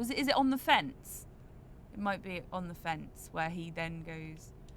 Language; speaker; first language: English; native; English